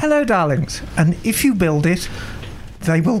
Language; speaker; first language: English; native; English